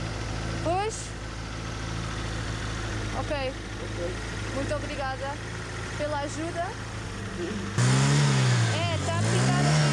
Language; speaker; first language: Portuguese; non-native, learner; Dutch